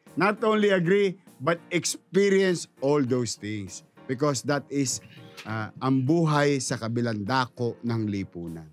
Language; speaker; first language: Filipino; native; Filipino